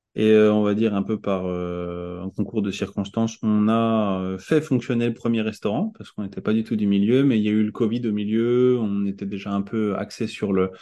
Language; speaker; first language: French; native; French